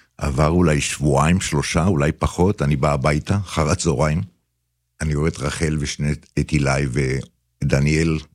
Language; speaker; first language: Hebrew; native; Hebrew